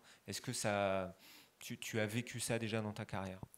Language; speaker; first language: French; native; French